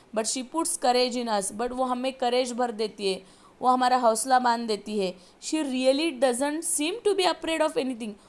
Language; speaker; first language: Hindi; non-native, local second language; Marathi